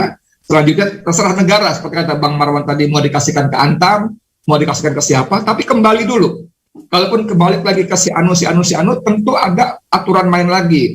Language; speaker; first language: Indonesian; native; Indonesian